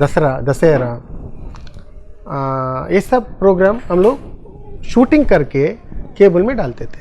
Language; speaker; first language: Hindi; non-native, local second language; Tulu